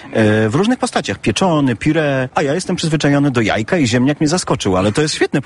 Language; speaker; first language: Polish; native; Polish